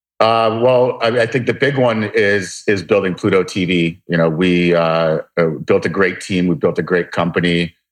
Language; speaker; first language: English; early bilingual, other home language; Russian